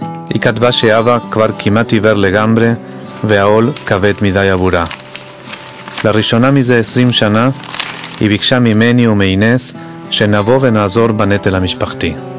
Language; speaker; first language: Hebrew; non-native, fluent; Spanish